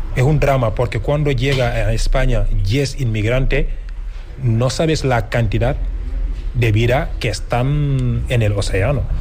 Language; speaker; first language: Spanish; non-native, fluent; Wolof